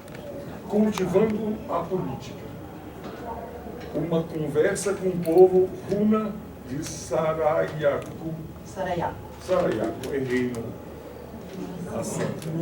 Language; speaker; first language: Portuguese; non-native, fluent; Spanish